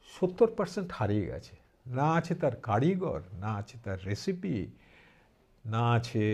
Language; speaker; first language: Bangla; early bilingual, heritage; Bangla